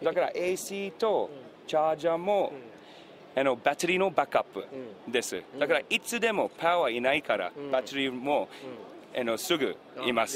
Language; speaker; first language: Japanese; non-native, learner; English